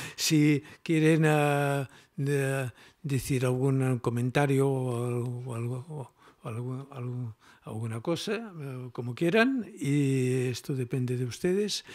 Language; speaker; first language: Spanish; non-native, local second language; Catalan